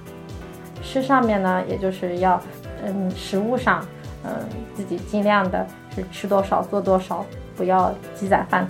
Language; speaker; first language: Chinese; native; Chinese